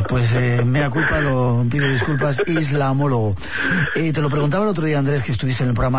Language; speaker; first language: Spanish; native; Spanish